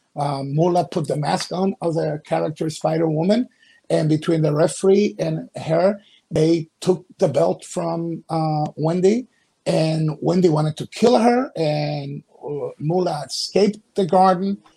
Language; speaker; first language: English; early bilingual, other home language; Spanish